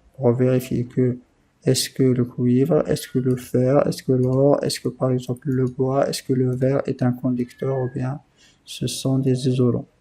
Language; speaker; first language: French; non-native, local second language; Arabic